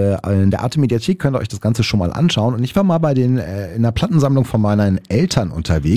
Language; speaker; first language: German; native; German